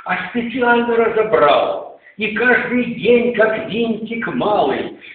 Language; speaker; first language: Russian; non-native, local second language; Ukrainian